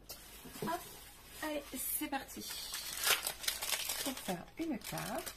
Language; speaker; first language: French; native; French